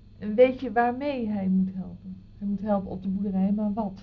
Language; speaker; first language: Dutch; native; Dutch